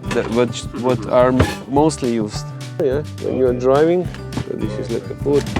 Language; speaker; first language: English; non-native, fluent; Croatian